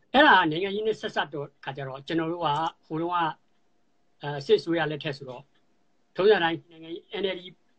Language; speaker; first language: Burmese; native; Burmese